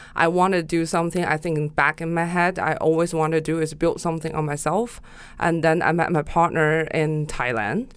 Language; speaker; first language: English; non-native, fluent; Chinese